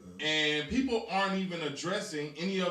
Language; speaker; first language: English; native; English